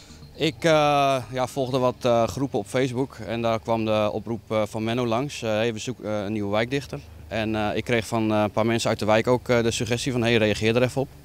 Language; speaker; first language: Dutch; native; Dutch